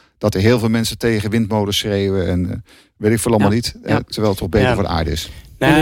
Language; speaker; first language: Dutch; native; Dutch